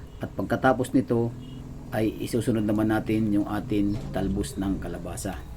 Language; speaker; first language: Filipino; non-native, local second language; Cebuano